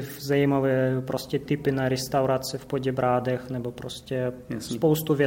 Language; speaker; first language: Czech; non-native, fluent; Russian